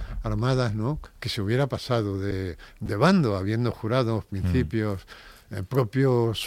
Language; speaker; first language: Spanish; native; Spanish